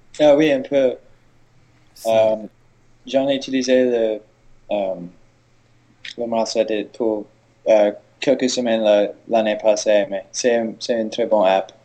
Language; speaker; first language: French; non-native, learner; English